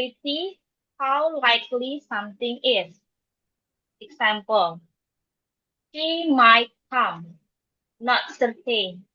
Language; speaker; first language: English; non-native, learner; Indonesian